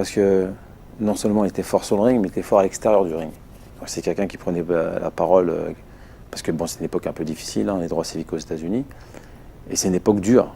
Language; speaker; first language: French; native; French